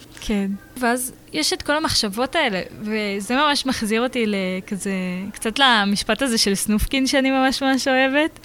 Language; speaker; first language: Hebrew; native; Hebrew